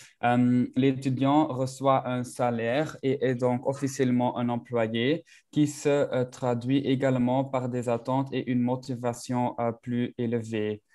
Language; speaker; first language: French; non-native, local second language; Dutch